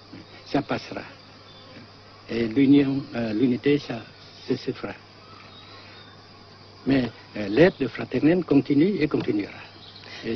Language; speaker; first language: French; non-native, local second language; Vietnamese